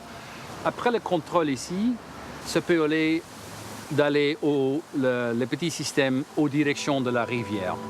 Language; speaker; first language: French; non-native, learner; Dutch